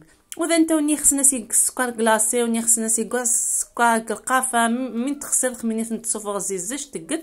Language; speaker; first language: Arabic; non-native, local second language; Riffian